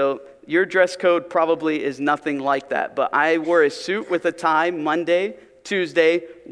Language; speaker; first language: English; native; English